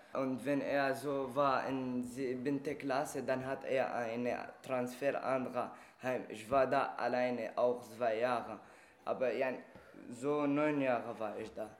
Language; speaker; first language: German; non-native, learner; Arabic